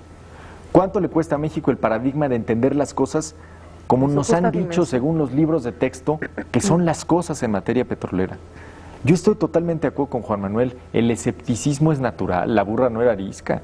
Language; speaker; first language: Spanish; native; Spanish